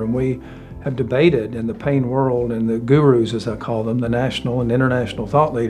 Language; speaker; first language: English; native; English